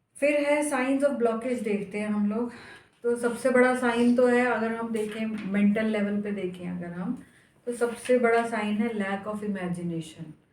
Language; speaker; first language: Hindi; native; Hindi